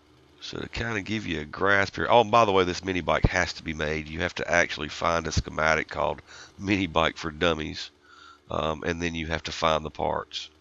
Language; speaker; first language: English; native; English